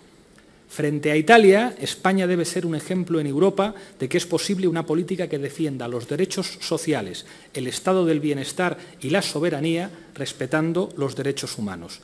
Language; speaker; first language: Spanish; native; Spanish